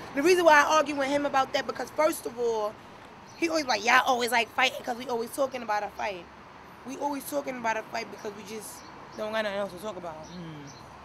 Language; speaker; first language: English; native; English